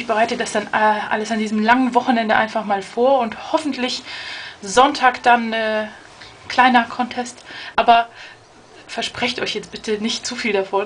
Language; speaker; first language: German; native; German